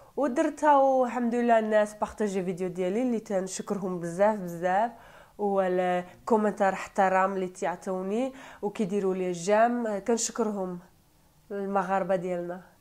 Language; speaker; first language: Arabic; non-native, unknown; Turkish